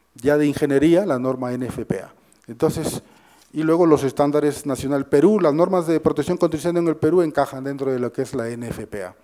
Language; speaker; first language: Spanish; native; Spanish